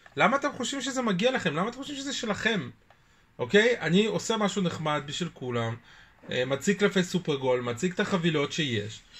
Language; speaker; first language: Hebrew; early bilingual, other home language; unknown